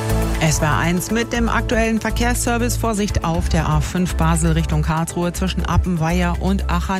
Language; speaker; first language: German; native; German